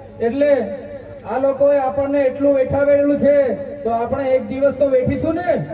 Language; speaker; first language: Gujarati; non-native, local second language; Vasavi